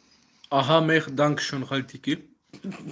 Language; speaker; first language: German; early bilingual, other home language; Kurdish